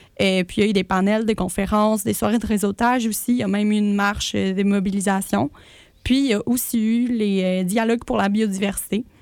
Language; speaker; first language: French; early bilingual, other home language; Spanish